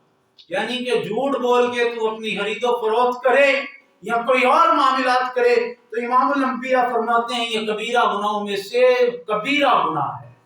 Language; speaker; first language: Urdu; native; Urdu